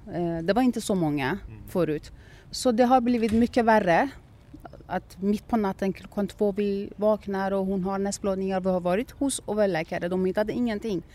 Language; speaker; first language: Swedish; non-native, fluent; Persian